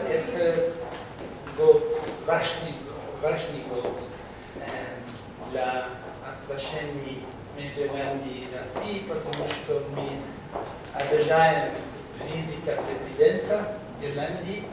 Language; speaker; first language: Russian; non-native, learner; English